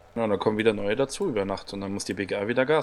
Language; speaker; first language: German; native; German